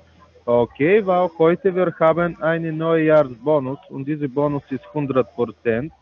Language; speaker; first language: German; non-native, learner; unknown